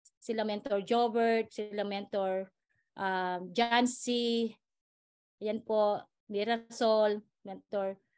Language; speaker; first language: Filipino; native; Filipino